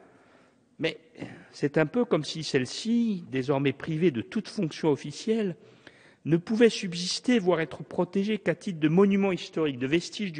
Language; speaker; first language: French; native; French